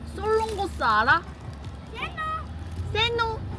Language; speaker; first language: Korean; non-native, learner; Mongolian